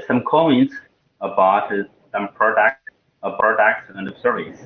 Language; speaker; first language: English; non-native, learner; Chinese